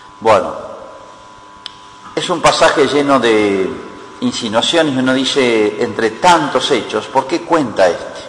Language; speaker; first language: Spanish; native; Spanish